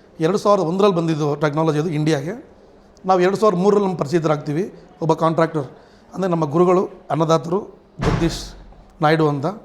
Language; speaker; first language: Kannada; non-native, local second language; Telugu